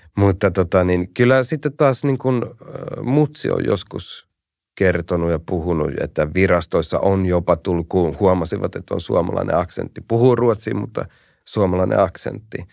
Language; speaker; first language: Finnish; early bilingual, heritage; Finnish